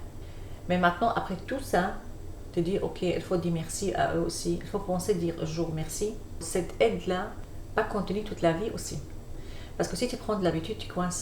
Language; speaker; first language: French; non-native, learner; Arabic